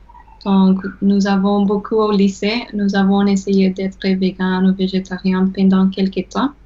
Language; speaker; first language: French; non-native, learner; English